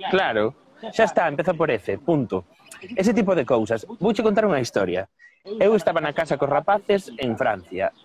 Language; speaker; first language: Galician; non-native, local second language; Spanish